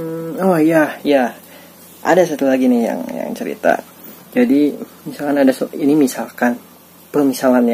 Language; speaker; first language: Indonesian; native; Indonesian